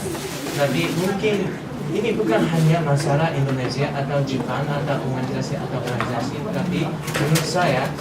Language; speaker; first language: Indonesian; non-native, fluent; Japanese